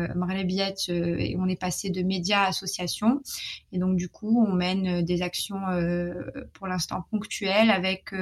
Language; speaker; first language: French; non-native, local second language; Arabic